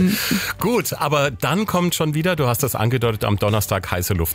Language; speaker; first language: German; native; German